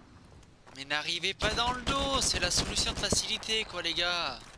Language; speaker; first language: French; native; French